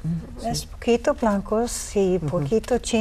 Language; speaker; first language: Spanish; non-native, learner; English